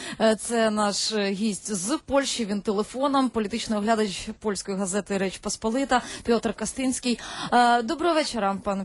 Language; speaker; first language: Ukrainian; native; Ukrainian